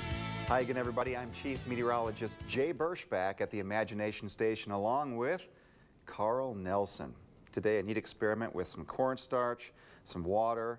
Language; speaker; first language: English; native; English